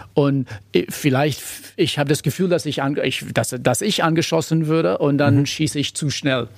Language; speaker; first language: German; non-native, fluent; English